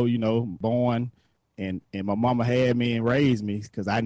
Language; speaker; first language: English; native; English